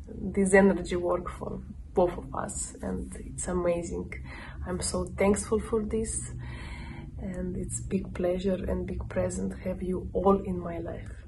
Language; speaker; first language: English; non-native, learner; Russian